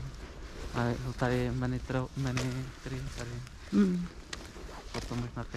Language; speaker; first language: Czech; non-native, learner; Filipino